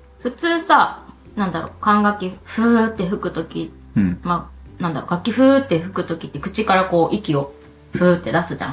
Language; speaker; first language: Japanese; native; Japanese